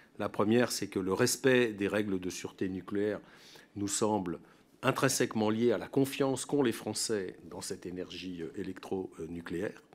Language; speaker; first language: French; native; French